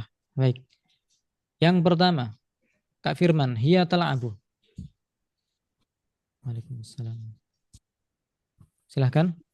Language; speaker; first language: Indonesian; native; Indonesian